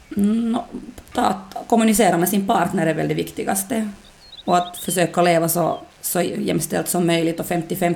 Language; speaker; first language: Swedish; native; Swedish